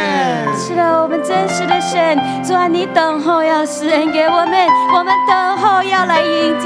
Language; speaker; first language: Chinese; native; Chinese